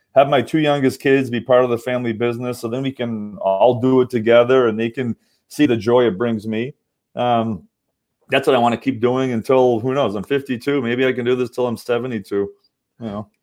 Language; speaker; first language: English; native; English